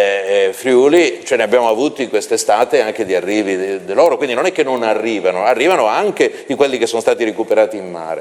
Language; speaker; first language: Italian; native; Italian